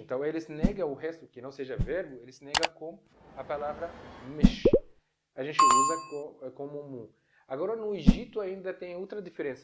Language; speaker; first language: Portuguese; non-native, fluent; Arabic